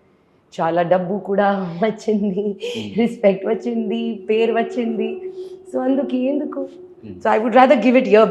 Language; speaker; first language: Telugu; non-native, local second language; Hindi